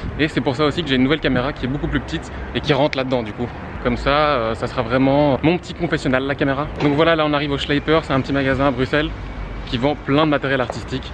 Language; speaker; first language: French; native; French